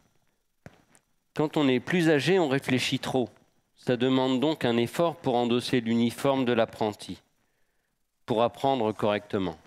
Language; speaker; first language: French; native; French